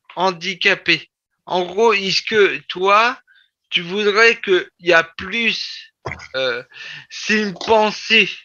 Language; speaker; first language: French; native; French